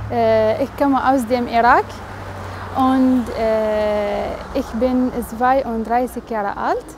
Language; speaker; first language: German; non-native, learner; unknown